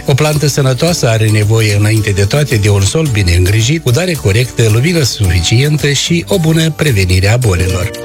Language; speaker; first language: Romanian; native; Romanian